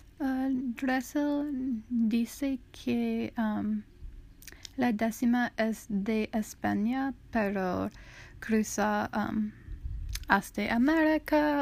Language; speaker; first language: Spanish; non-native, learner; English